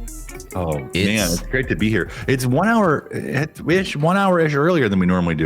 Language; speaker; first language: English; native; English